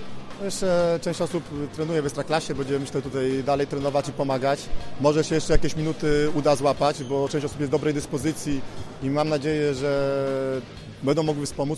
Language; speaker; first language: Polish; native; Polish